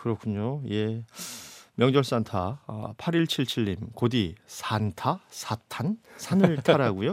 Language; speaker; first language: Korean; native; Korean